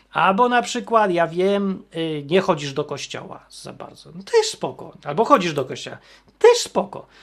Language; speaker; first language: Polish; native; Polish